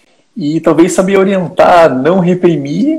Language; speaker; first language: Portuguese; native; Portuguese